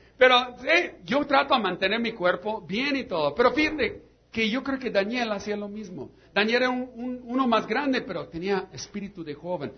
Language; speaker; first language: Spanish; non-native, fluent; English